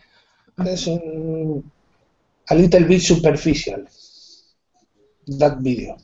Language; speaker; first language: English; non-native, learner; Spanish